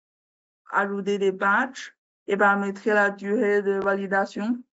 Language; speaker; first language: French; non-native, learner; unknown